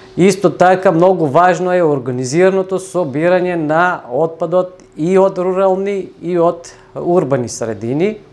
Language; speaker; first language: Macedonian; native; Macedonian